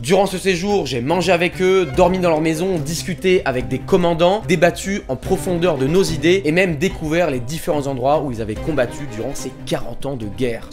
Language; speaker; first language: French; native; French